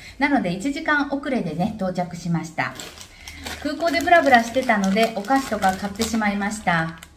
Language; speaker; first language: Japanese; native; Japanese